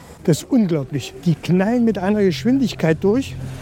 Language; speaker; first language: German; native; German